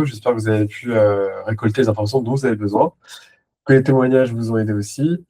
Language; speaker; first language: French; native; French